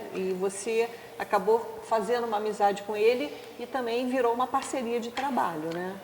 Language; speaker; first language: Portuguese; native; Portuguese